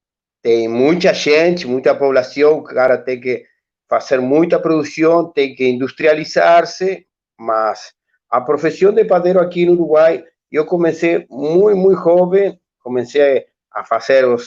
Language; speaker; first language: Portuguese; non-native, learner; Spanish